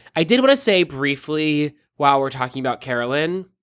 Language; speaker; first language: English; native; English